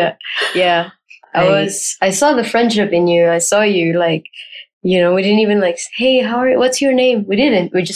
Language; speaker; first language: English; non-native, local second language; Surigaonon